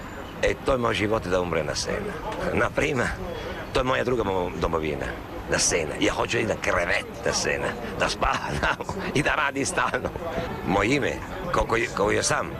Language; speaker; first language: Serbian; non-native, learner; Italian